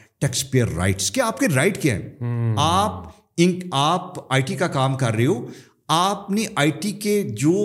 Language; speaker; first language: Urdu; native; Urdu